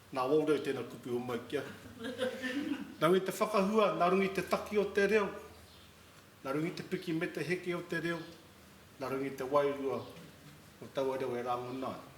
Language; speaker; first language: Māori; native; Māori